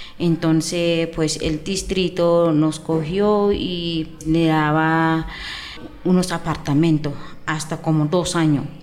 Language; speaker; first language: Spanish; non-native, local second language; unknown